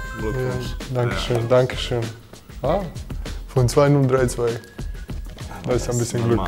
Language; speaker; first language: German; non-native, learner; Croatian